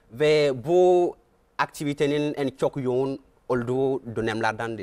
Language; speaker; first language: Turkish; non-native, fluent; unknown